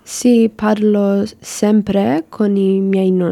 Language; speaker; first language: Italian; non-native, learner; English